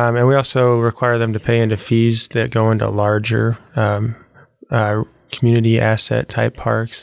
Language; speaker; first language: English; native; English